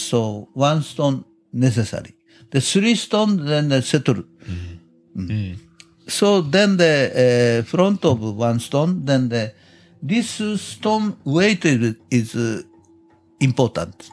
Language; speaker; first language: English; non-native, learner; Japanese